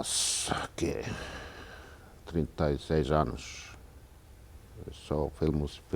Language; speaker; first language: Portuguese; non-native, learner; Finnish